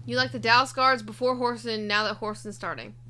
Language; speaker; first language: English; native; English